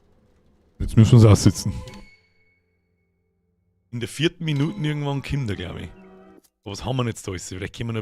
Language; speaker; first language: German; native; German